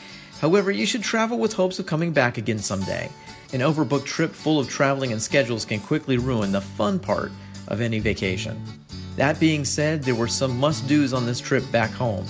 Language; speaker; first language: English; native; English